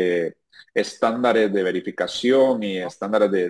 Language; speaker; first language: Spanish; native; Spanish